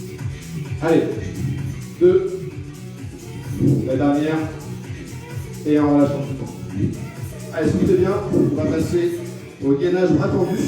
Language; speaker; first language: French; native; French